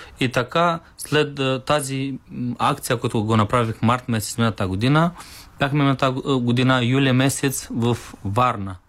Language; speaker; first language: Bulgarian; non-native, learner; Romanian